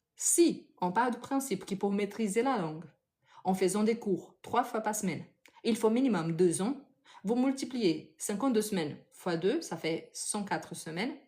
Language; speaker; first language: French; non-native, fluent; Portuguese